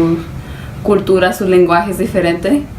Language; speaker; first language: Spanish; early bilingual, heritage; Spanish